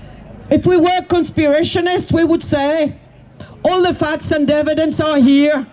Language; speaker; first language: English; non-native, fluent; French